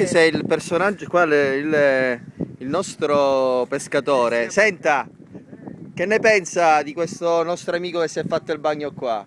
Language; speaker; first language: Italian; native; Italian